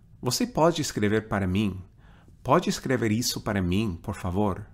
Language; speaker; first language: Portuguese; non-native, fluent; English